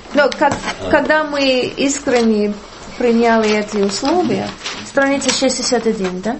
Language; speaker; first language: Russian; non-native, learner; English